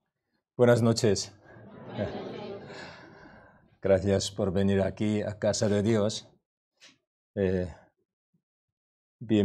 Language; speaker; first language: Spanish; non-native, learner; Korean